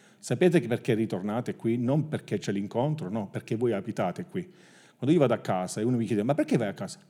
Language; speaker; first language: Italian; native; Italian